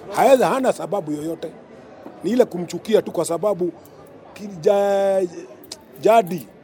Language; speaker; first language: Swahili; non-native, local second language; Kikuyu